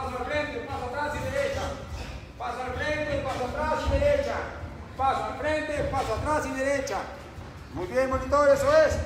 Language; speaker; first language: Spanish; native; Spanish